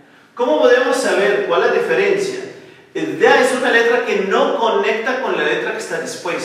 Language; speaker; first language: Spanish; non-native, fluent; Arabic